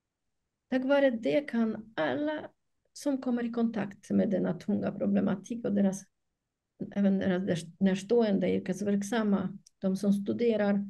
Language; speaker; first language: Swedish; non-native, fluent; Polish